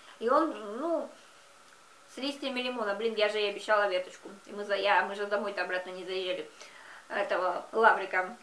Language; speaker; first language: Russian; native; Russian